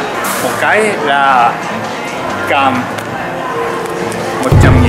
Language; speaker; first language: Vietnamese; non-native, learner; Japanese